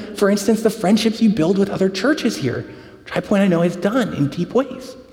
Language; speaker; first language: English; native; English